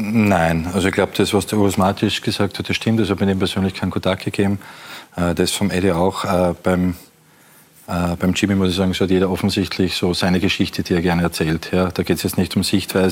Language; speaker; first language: German; native; German